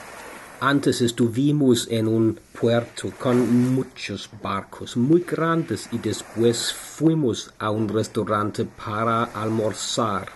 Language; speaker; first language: Spanish; non-native, learner; Danish